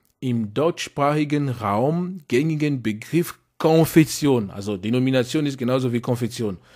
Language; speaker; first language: German; non-native, fluent; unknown